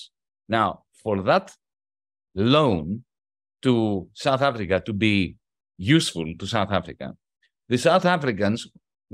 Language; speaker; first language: English; non-native, fluent; Greek